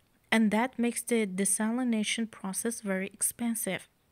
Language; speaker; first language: English; non-native, fluent; Azerbaijani